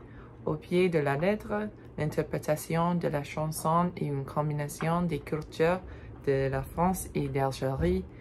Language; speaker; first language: French; non-native, learner; English